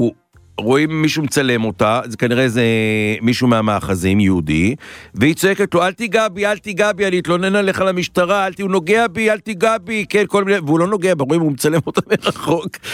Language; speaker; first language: Hebrew; native; Hebrew